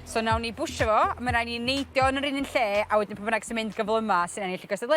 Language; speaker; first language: Welsh; native; Welsh